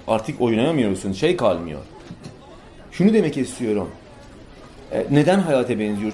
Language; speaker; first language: Turkish; non-native, fluent; Persian